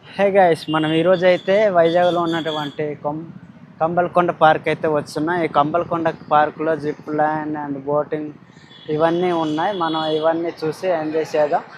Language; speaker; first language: Telugu; non-native, local second language; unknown